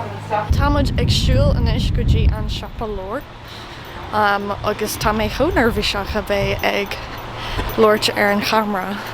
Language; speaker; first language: Irish; non-native, local second language; English